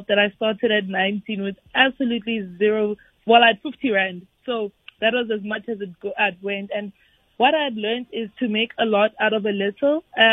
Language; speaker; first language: English; non-native, local second language; Venda